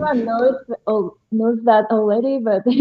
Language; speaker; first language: English; non-native, learner; Japanese